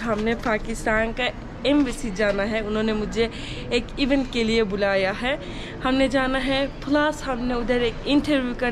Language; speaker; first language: Hindi; non-native, learner; Turkish